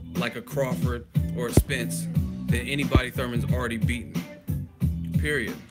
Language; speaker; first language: English; native; English